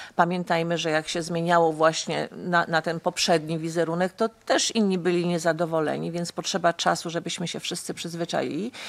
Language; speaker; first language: Polish; native; Polish